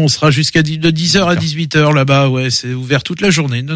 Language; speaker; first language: French; native; French